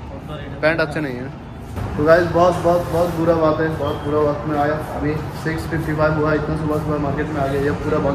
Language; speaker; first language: Hindi; non-native, learner; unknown